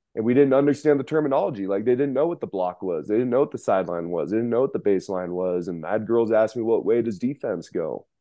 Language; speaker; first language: English; native; English